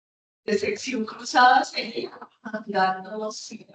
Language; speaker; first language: Spanish; native; Spanish